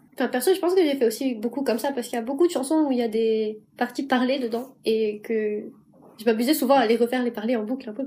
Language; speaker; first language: French; native; French